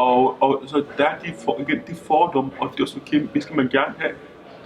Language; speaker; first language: Danish; early bilingual, other home language; Lingala